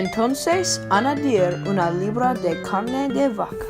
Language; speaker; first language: Spanish; non-native, learner; English